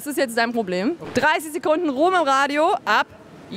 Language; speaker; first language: German; native; German